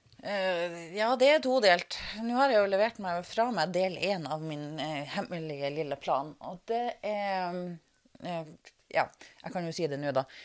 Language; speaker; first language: Norwegian; native; Norwegian